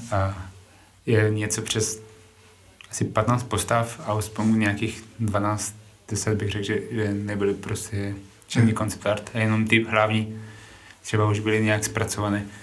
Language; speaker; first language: Czech; non-native, fluent; Spanish